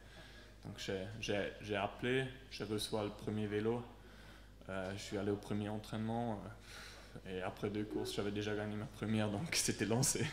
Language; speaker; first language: French; non-native, local second language; Swiss German